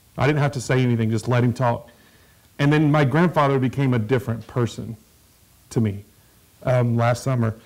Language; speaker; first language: English; native; English